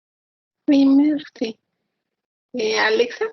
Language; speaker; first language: French; non-native, learner; Spanish